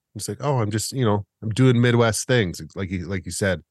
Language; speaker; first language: English; native; English